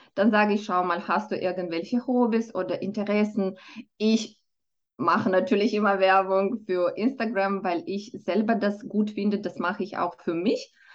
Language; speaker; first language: German; non-native, fluent; Romanian